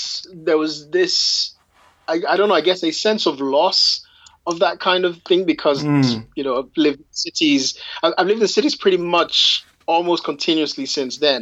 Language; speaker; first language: English; native; English